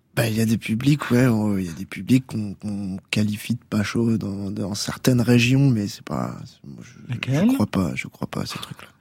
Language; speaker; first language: French; native; French